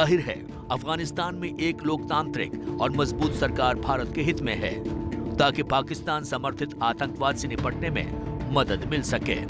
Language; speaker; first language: Hindi; native; Hindi